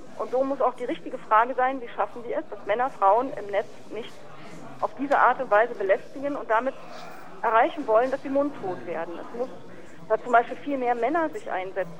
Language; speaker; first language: German; native; German